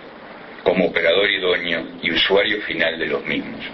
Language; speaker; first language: Spanish; native; Spanish